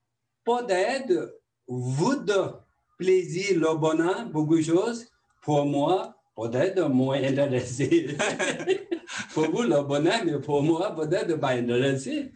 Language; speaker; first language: French; non-native, learner; Tibetan